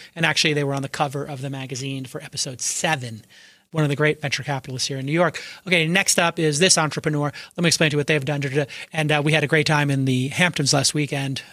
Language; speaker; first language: English; native; English